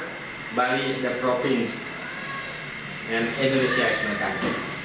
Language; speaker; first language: English; non-native, learner; Indonesian